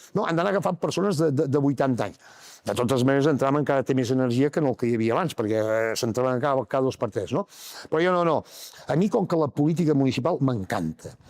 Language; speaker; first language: Catalan; native; Catalan